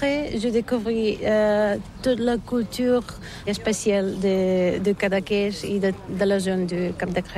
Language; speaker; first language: French; non-native, learner; Bulgarian